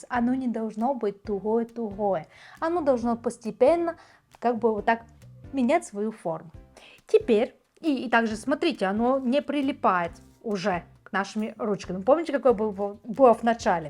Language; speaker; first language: Russian; non-native, fluent; Bulgarian